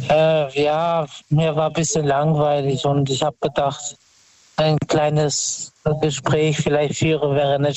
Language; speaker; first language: German; non-native, fluent; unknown